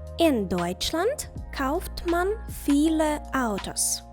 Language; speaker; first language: German; non-native, fluent; Ukrainian